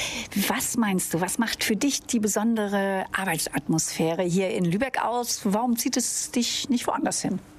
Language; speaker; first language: German; native; German